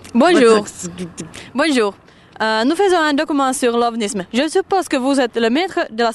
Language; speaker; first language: French; non-native, learner; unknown